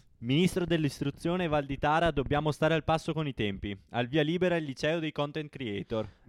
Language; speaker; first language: Italian; native; Italian